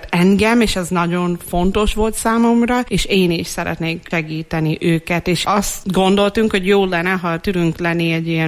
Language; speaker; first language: Hungarian; non-native, fluent; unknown